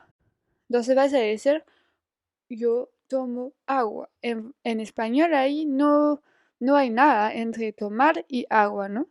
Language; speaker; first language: Spanish; non-native, fluent; French